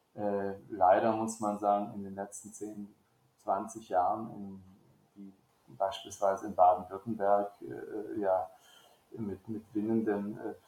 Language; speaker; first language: German; native; German